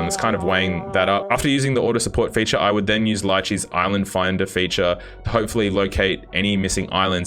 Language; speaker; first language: English; native; English